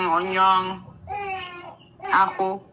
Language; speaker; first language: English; non-native, learner; Spanish